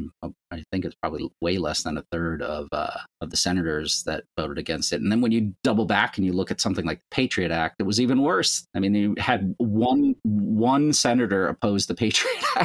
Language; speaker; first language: English; native; English